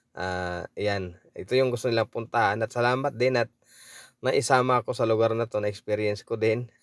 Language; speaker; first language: Filipino; native; Filipino